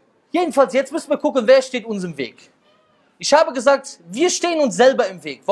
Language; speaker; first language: German; native; German